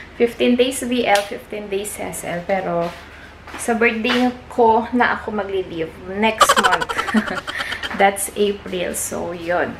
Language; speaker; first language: Filipino; native; Filipino